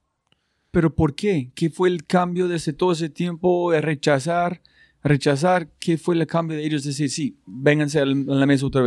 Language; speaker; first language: Spanish; non-native, fluent; English